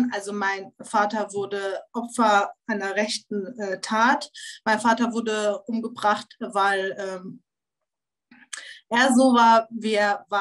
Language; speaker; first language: German; early bilingual, other home language; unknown